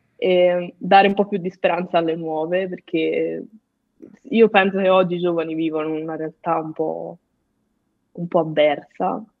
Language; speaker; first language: Italian; native; Italian